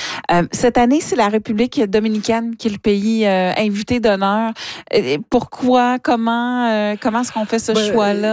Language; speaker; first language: French; native; French